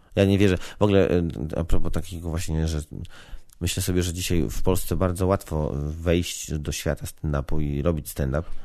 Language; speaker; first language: Polish; native; Polish